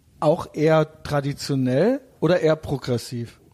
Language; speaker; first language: German; native; German